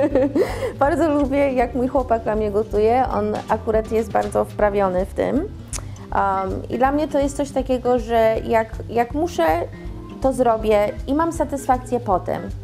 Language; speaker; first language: Polish; early bilingual, heritage; Polish